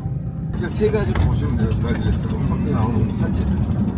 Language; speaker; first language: Korean; early bilingual, heritage; Korean